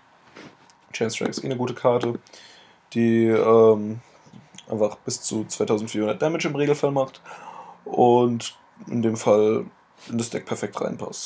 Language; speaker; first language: German; native; German